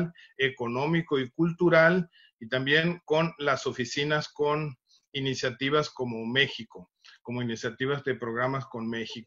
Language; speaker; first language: Spanish; native; Spanish